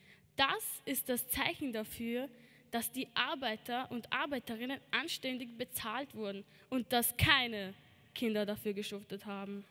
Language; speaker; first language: German; early bilingual, other home language; Albanian